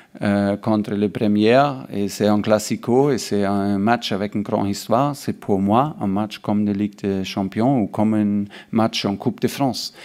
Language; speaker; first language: French; non-native, learner; German